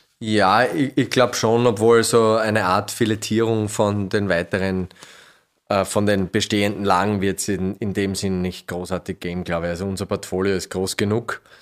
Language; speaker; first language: German; native; German